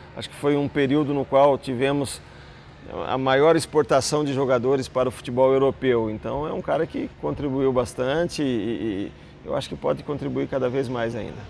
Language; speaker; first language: Portuguese; native; Portuguese